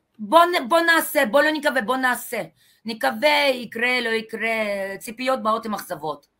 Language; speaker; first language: Hebrew; non-native, fluent; Russian